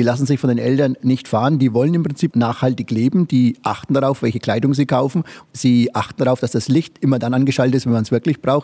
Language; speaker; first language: German; native; German